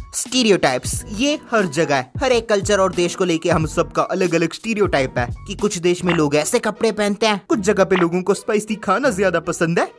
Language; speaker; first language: Hindi; non-native, local second language; Kannada